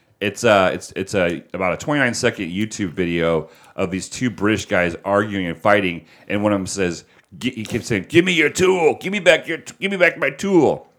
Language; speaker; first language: English; native; English